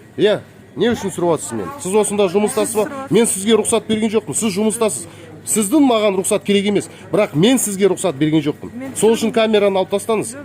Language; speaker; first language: Kazakh; native; Kazakh